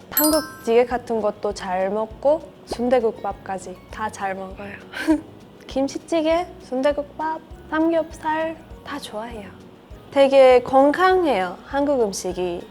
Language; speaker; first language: Korean; non-native, learner; Persian